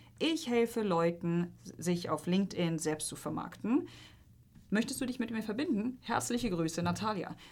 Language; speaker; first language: German; non-native, fluent; Polish